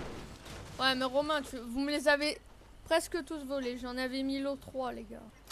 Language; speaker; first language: French; native; French